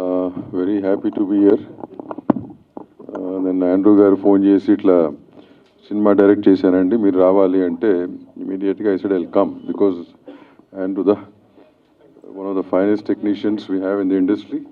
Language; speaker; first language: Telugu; native; Telugu